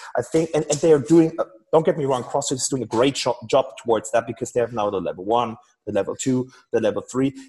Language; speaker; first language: English; non-native, fluent; German